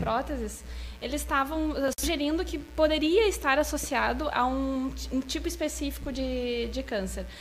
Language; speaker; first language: Portuguese; native; Portuguese